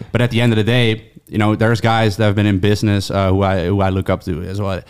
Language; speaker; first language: English; non-native, fluent; Dutch